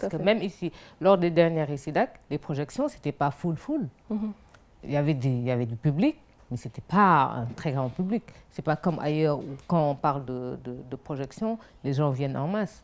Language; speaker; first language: French; non-native, local second language; Wolof